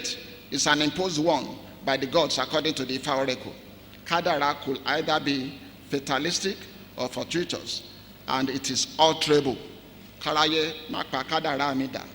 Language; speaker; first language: English; non-native, local second language; Yoruba